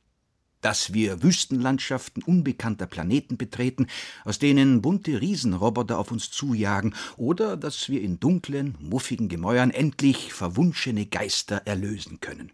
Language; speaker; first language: German; native; German